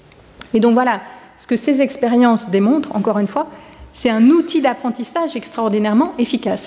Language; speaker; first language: French; native; French